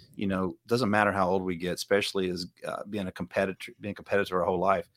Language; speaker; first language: English; native; English